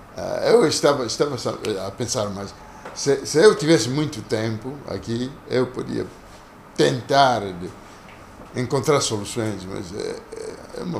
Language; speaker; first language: Portuguese; non-native, local second language; Kongo